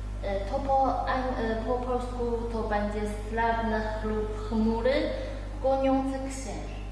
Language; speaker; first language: Polish; non-native, learner; Chinese